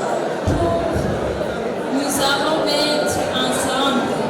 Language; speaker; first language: French; non-native, local second language; Rundi